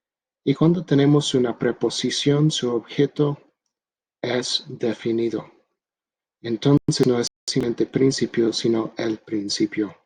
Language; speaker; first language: Spanish; non-native, fluent; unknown